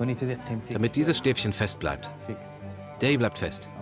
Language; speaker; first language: German; native; German